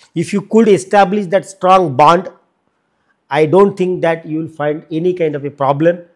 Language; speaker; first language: English; non-native, local second language; Marathi